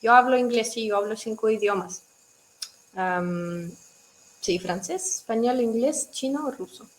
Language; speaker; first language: Spanish; non-native, fluent; Russian